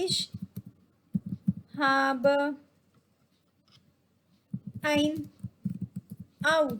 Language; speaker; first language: German; non-native, fluent; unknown